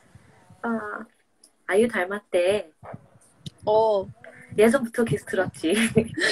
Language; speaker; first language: Korean; non-native, fluent; English